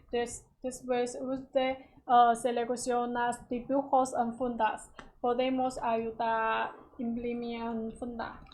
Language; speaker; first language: Spanish; non-native, learner; Chinese